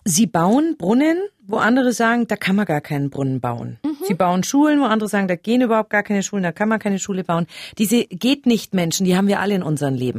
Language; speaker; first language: German; native; German